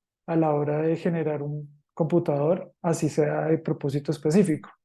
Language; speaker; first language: Spanish; native; Spanish